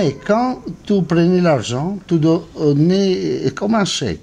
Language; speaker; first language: French; non-native, fluent; Italian